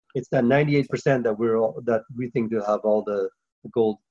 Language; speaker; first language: English; early bilingual, other home language; Hindi